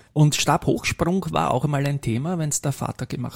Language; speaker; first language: German; native; German